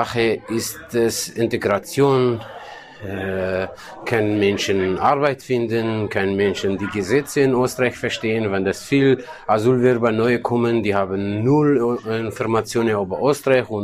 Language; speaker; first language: German; non-native, learner; Kurdish